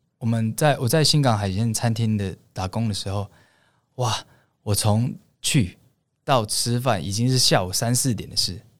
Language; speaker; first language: Chinese; native; Chinese